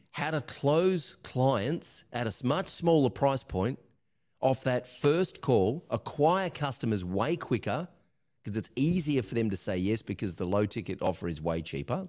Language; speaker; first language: English; native; English